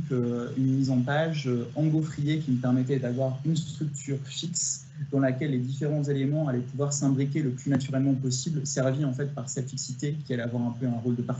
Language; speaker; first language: French; native; French